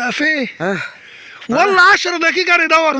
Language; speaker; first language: Arabic; native; Arabic